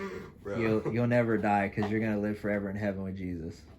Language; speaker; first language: English; native; English